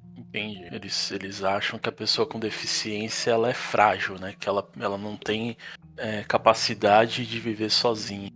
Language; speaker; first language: Portuguese; native; Portuguese